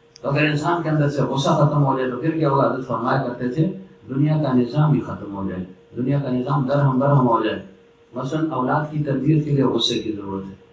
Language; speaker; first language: Urdu; non-native, local second language; Pashto